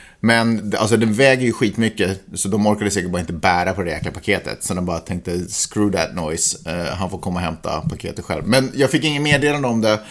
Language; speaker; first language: Swedish; native; Swedish